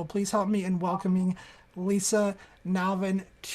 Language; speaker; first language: English; native; English